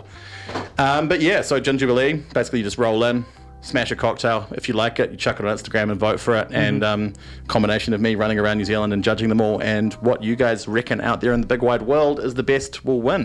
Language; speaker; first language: English; native; English